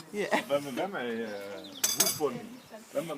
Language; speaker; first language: Danish; native; Danish